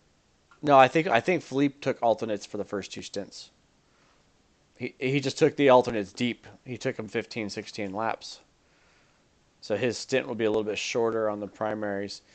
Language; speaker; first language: English; native; English